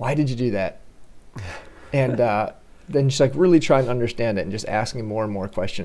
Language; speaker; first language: English; native; English